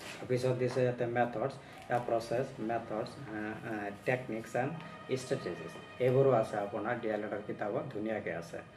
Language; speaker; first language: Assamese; non-native, local second language; Bangla